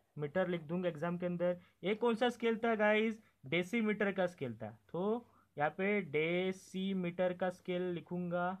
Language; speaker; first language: Hindi; non-native, local second language; Marathi